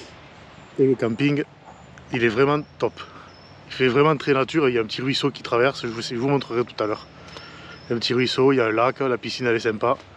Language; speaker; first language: French; native; French